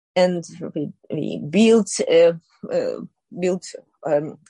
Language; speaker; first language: English; non-native, learner; Ukrainian